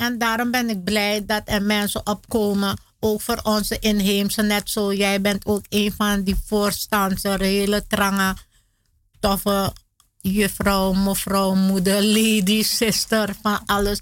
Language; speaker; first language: Dutch; non-native, learner; Spanish